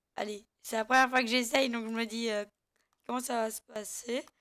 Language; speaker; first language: French; native; French